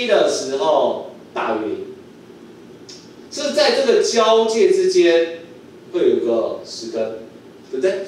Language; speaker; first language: Chinese; native; Chinese